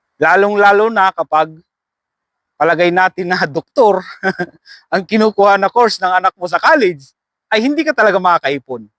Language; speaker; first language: Filipino; native; Filipino